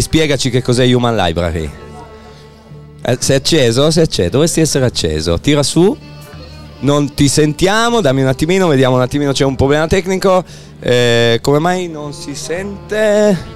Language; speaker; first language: Italian; native; Italian